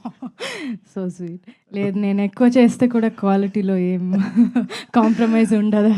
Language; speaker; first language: Telugu; non-native, fluent; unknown